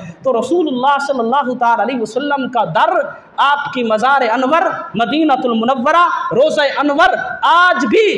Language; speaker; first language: Urdu; native; Urdu